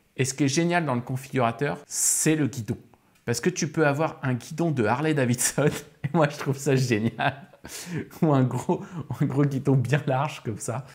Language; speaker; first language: French; native; French